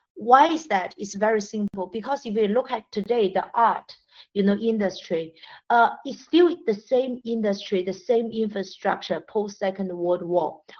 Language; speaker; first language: English; non-native, fluent; Chinese